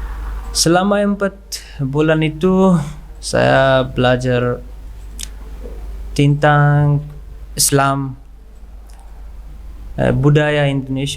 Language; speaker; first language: Indonesian; non-native, learner; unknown